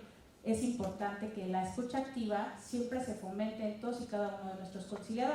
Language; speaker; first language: Spanish; native; Spanish